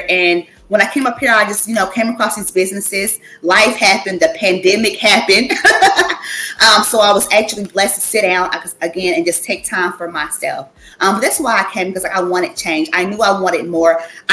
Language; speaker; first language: English; native; English